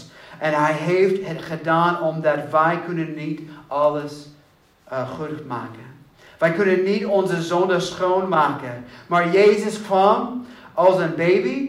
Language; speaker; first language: Dutch; non-native, learner; English